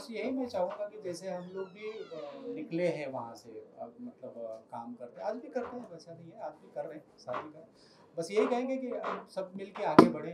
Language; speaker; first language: Hindi; native; Hindi